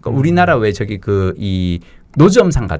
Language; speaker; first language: Korean; native; Korean